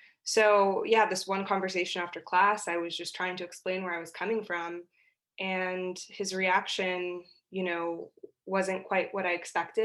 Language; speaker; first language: English; early bilingual, other home language; Portuguese